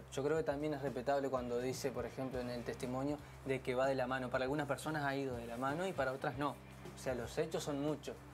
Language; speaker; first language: Spanish; native; Spanish